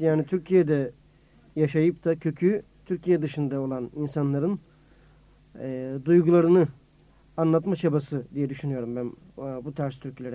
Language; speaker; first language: Turkish; native; Turkish